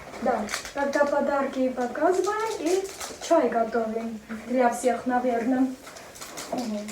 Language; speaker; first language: Russian; non-native, learner; Armenian